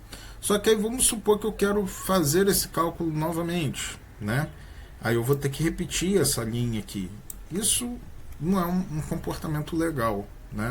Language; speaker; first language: Portuguese; native; Portuguese